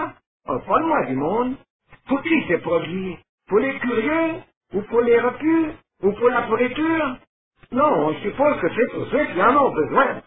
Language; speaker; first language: French; native; French